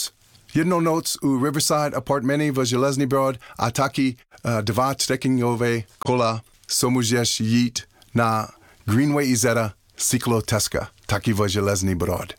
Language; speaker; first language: Czech; non-native, learner; English